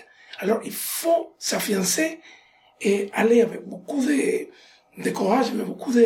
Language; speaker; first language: French; non-native, fluent; Spanish